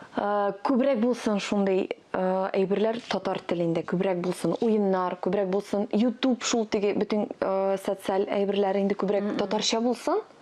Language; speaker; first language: Tatar; non-native, local second language; Russian